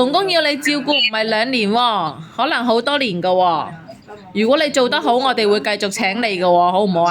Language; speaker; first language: Cantonese; native; Cantonese